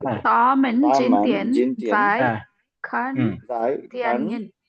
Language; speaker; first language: Chinese; non-native, learner; Tamil